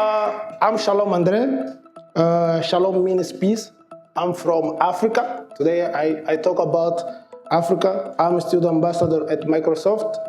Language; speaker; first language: English; non-native, learner; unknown